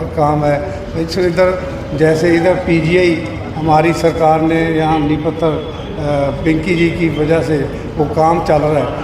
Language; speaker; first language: Hindi; non-native, local second language; Punjabi